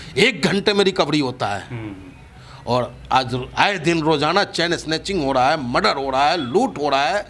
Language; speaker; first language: Hindi; native; Hindi